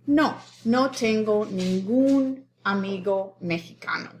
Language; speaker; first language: Spanish; non-native, fluent; English